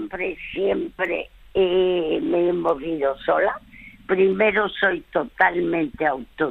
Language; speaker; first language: Spanish; early bilingual, other home language; French